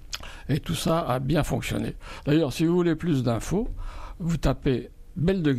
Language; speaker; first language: French; native; French